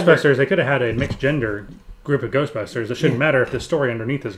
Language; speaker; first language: English; native; English